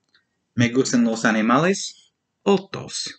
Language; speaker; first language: Spanish; non-native, learner; English